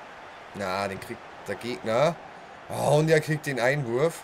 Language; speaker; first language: German; native; German